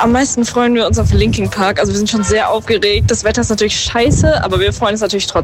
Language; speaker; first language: German; native; German